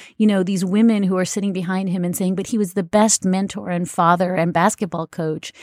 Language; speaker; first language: English; native; English